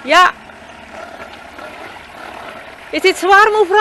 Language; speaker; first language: Dutch; non-native, learner; Indonesian